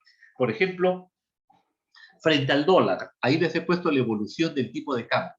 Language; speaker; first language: Spanish; native; Spanish